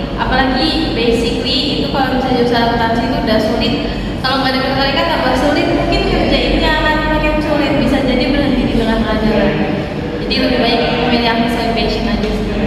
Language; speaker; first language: Indonesian; native; Indonesian